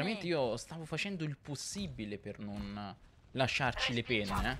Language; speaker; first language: Italian; native; Italian